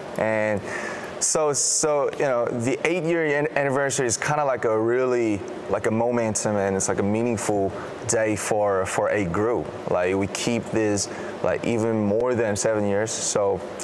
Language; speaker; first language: English; non-native, fluent; Korean